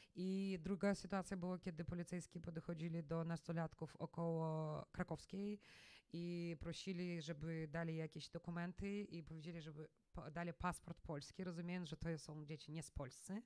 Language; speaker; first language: Polish; non-native, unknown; Russian